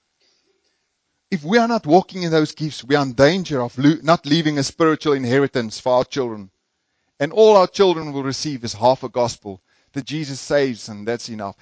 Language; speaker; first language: English; non-native, local second language; Afrikaans